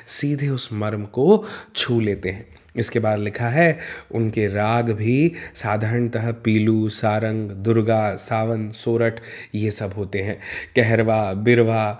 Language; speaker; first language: Hindi; native; Hindi